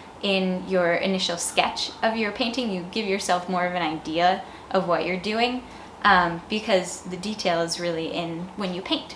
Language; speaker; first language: English; native; English